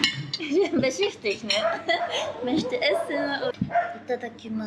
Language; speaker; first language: German; non-native, learner; Japanese